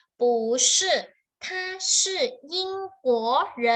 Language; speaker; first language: Chinese; non-native, fluent; Thai